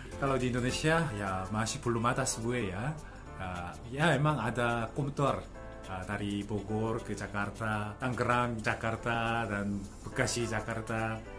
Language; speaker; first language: Indonesian; non-native, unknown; Korean